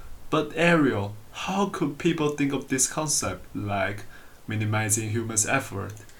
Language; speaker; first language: English; non-native, fluent; Chinese